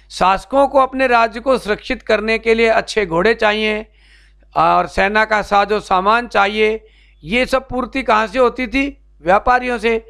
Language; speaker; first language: Hindi; native; Hindi